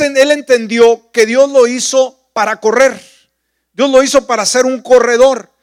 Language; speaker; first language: Spanish; native; Spanish